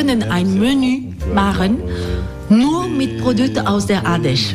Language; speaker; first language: German; non-native, learner; French